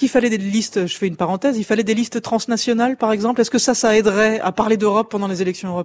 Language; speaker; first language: French; native; French